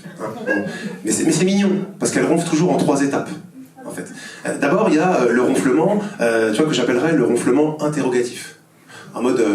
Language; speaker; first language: French; native; French